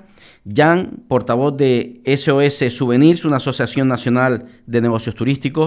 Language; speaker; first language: Spanish; native; Spanish